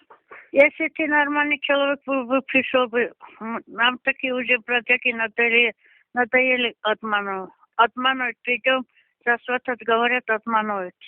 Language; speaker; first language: Russian; non-native, local second language; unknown